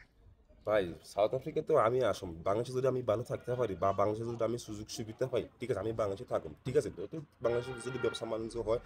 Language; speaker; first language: Bangla; non-native, learner; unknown